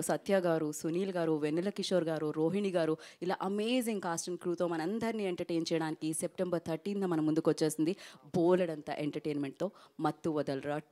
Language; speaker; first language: Telugu; native; Telugu